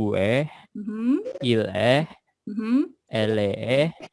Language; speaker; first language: French; non-native, learner; Indonesian